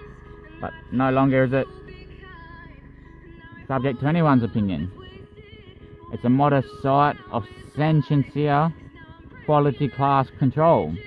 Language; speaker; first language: English; native; English